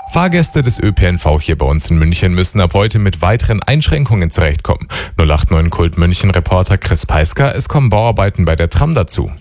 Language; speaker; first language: German; native; German